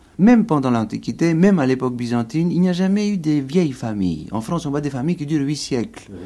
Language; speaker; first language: French; non-native, fluent; Greek